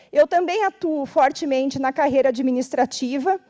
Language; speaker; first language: Portuguese; native; Portuguese